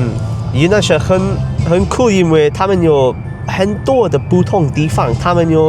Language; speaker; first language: Chinese; non-native, learner; English